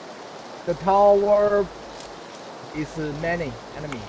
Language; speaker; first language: English; non-native, learner; Korean